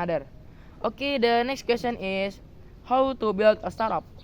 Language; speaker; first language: English; non-native, learner; Indonesian